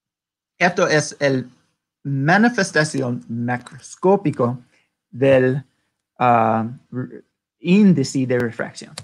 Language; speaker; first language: Spanish; non-native, learner; English